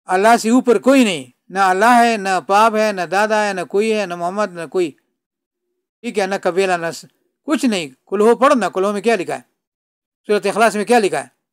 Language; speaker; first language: Urdu; non-native, local second language; Pashto